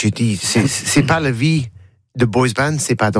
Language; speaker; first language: French; non-native, learner; English